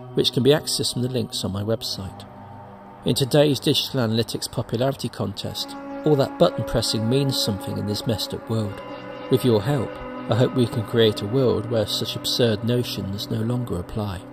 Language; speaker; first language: English; native; English